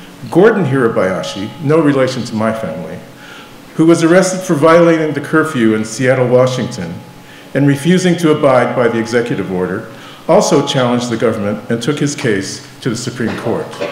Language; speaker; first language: English; native; English